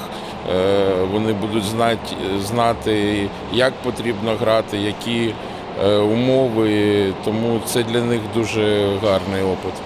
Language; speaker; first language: Ukrainian; non-native, local second language; Russian